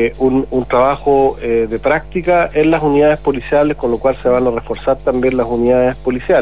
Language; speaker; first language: Spanish; native; Spanish